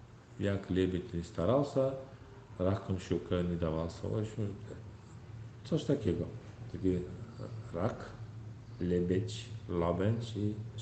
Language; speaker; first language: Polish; non-native, learner; Turkmen